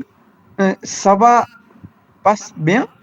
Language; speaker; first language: French; non-native, learner; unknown